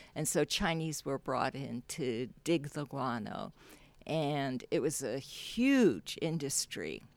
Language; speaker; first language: English; non-native, local second language; Cantonese